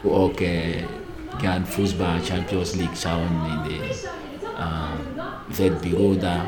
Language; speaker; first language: German; non-native, learner; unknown